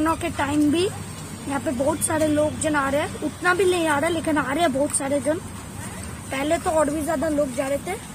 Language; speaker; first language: Hindi; non-native, local second language; Bangla